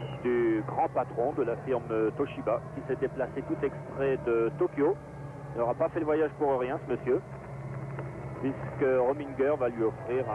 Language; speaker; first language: French; native; French